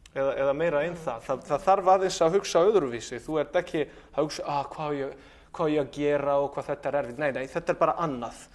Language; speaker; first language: Icelandic; non-native, fluent; Italian